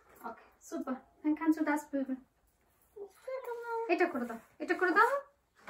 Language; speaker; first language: German; non-native, learner; Bangla